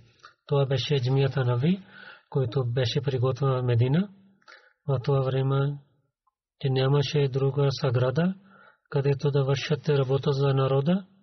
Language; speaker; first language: Bulgarian; non-native, learner; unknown